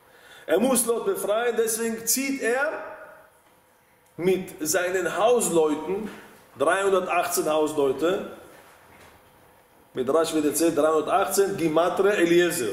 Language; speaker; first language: German; non-native, fluent; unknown